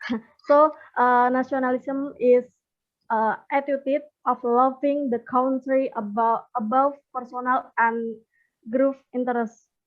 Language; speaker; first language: English; non-native, learner; Indonesian